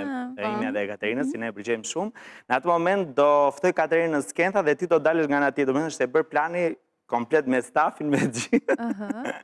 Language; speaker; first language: Albanian; native; Albanian